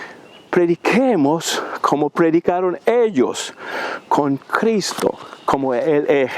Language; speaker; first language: Spanish; non-native, fluent; English